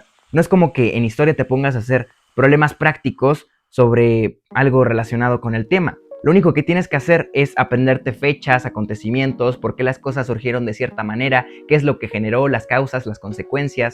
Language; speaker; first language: Spanish; native; Spanish